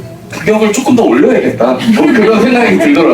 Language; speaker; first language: Korean; native; Korean